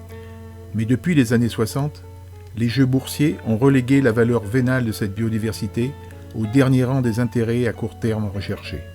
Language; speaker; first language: French; native; French